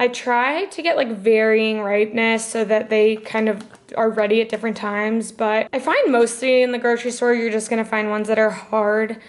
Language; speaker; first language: English; native; English